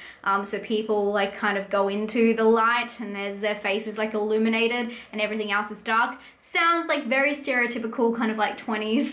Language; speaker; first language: English; native; English